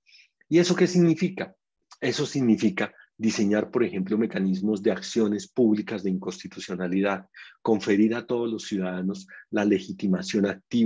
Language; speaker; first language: Spanish; native; Spanish